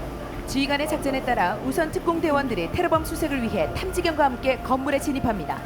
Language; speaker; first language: Korean; native; Korean